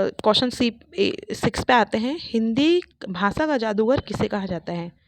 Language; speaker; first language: Hindi; native; Hindi